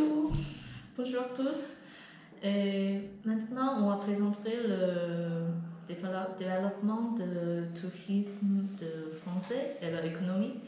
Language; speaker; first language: French; non-native, learner; Chinese